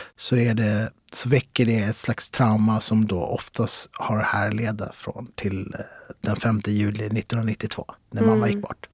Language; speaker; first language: Swedish; early bilingual, other home language; Arabic